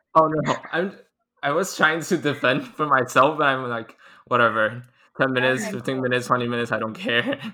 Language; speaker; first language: English; non-native, fluent; Chinese